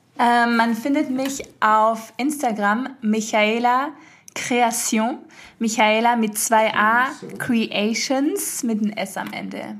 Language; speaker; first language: German; early bilingual, heritage; German